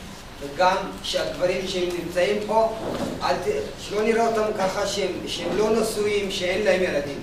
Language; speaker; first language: Hebrew; non-native, fluent; Tigrinya